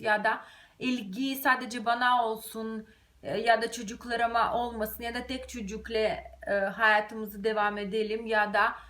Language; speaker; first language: Turkish; non-native, fluent; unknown